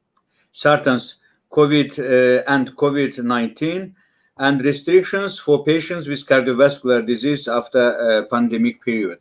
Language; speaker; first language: English; non-native, learner; Russian